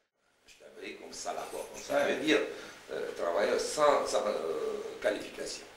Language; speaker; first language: French; non-native, fluent; Romanian